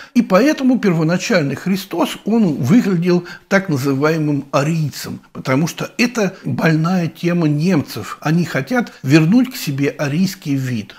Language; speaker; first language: Russian; native; Russian